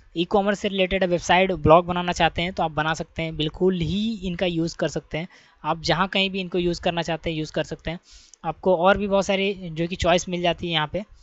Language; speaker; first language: Hindi; native; Hindi